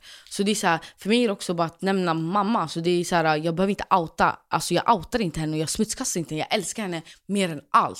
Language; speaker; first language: Swedish; native; Swedish